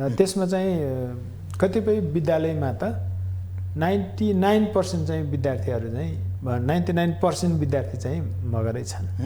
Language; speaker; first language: Nepali; non-native, local second language; Magahi